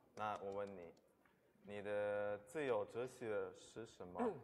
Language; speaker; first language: Chinese; non-native, fluent; Russian